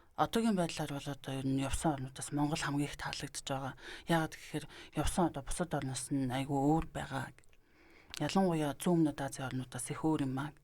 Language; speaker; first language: Mongolian; native; Mongolian